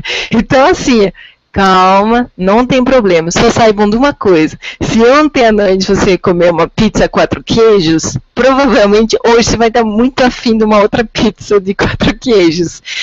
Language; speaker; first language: Portuguese; non-native, fluent; French